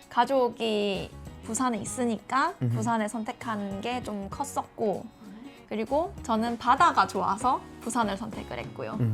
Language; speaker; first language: Korean; native; Korean